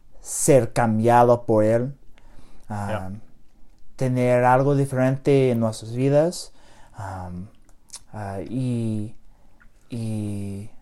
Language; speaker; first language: Spanish; non-native, learner; English